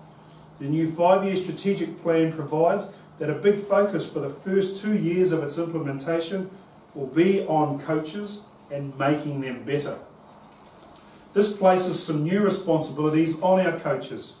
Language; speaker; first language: English; native; English